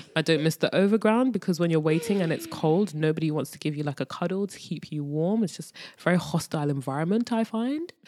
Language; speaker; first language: English; native; English